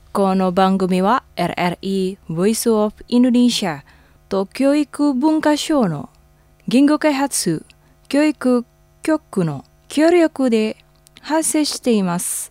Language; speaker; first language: Japanese; non-native, fluent; Indonesian